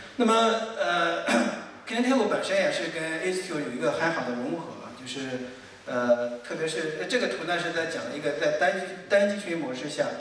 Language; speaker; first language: Chinese; native; Chinese